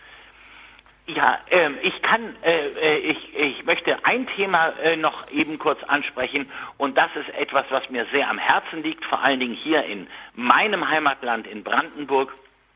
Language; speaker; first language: German; native; German